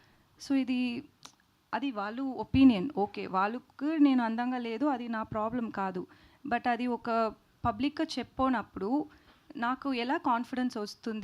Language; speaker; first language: Telugu; non-native, learner; Tamil